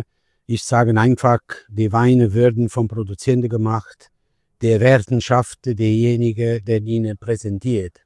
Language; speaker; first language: German; non-native, fluent; Italian